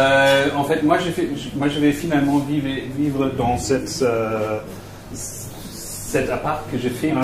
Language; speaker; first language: French; non-native, fluent; German